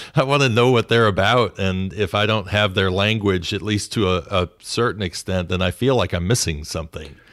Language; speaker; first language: English; native; English